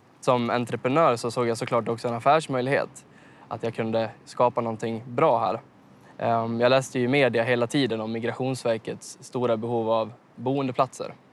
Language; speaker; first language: Swedish; native; Swedish